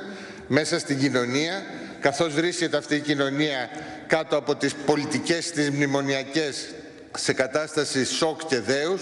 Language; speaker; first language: Greek; native; Greek